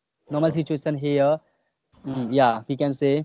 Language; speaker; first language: English; non-native, learner; Hindi